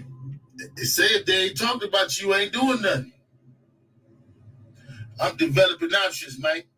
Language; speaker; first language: English; native; English